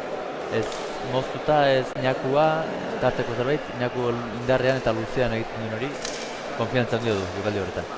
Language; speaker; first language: Basque; native; Basque